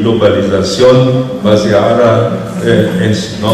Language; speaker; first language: Spanish; non-native, fluent; German